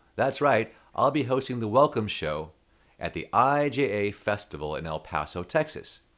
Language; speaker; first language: English; native; English